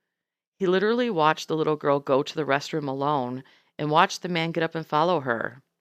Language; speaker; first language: English; native; English